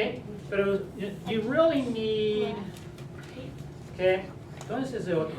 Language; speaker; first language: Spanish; non-native, learner; English